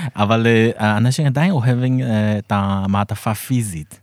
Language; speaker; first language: Hebrew; non-native, fluent; Chinese